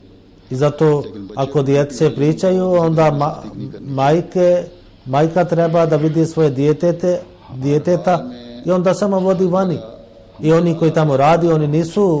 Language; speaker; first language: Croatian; non-native, fluent; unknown